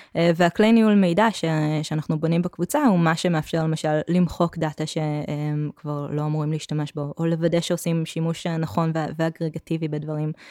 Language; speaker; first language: Hebrew; native; Hebrew